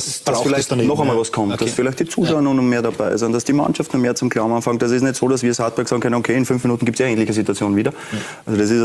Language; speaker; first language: German; native; German